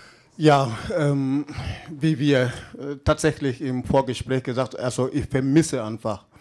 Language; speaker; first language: German; non-native, fluent; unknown